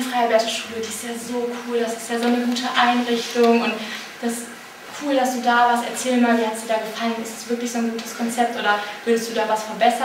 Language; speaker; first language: German; native; German